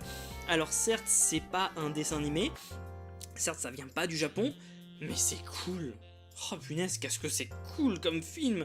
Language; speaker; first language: French; native; French